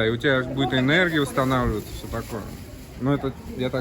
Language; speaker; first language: Russian; native; Russian